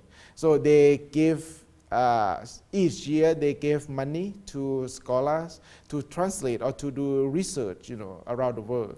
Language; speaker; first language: English; non-native, learner; Thai